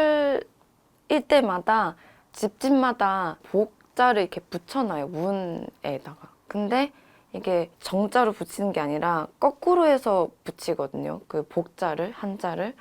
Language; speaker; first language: Korean; non-native, fluent; Chinese